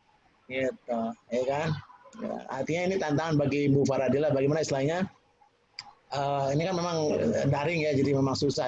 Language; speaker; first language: Indonesian; native; Indonesian